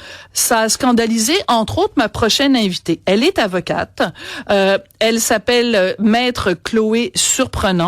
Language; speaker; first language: French; native; French